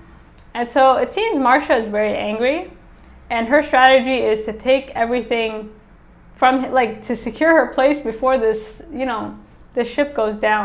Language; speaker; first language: English; native; English